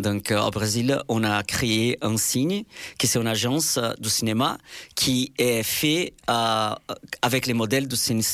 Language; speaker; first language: French; non-native, fluent; Portuguese